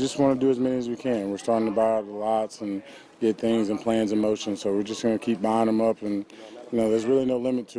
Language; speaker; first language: English; native; English